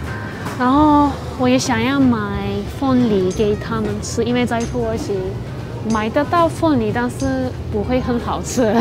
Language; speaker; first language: Chinese; non-native, fluent; Turkish